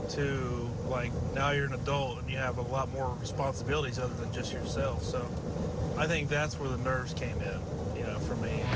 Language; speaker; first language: English; native; English